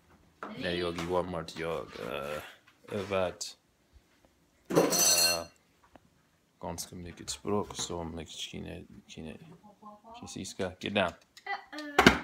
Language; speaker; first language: Swedish; non-native, learner; English